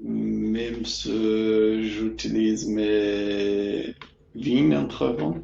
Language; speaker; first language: French; non-native, fluent; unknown